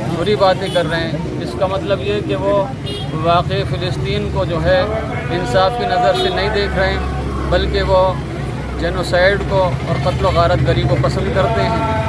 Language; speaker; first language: Urdu; native; Urdu